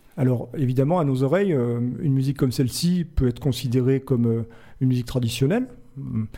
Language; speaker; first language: French; native; French